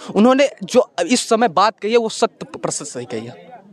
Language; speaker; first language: Hindi; native; Hindi